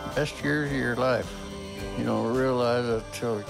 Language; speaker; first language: English; native; English